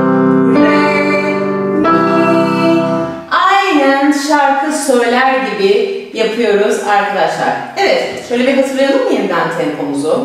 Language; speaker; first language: Turkish; native; Turkish